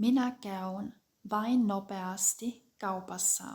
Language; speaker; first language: Finnish; non-native, fluent; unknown